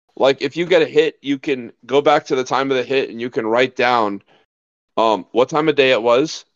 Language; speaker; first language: English; native; English